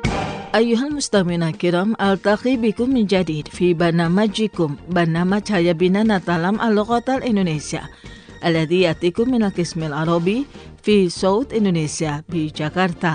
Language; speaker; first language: Arabic; non-native, fluent; Indonesian